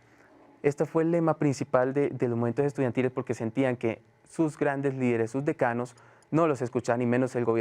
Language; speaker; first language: Spanish; native; Spanish